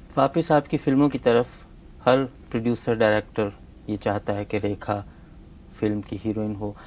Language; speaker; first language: Hindi; native; Hindi